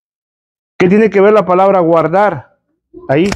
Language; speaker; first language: Spanish; native; Spanish